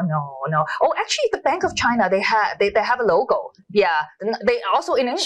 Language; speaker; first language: English; non-native, local second language; Cantonese